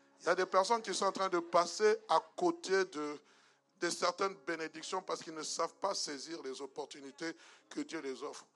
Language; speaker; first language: French; non-native, local second language; Lingala